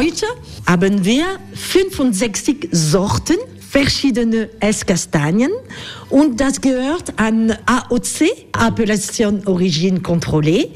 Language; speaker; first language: German; non-native, learner; French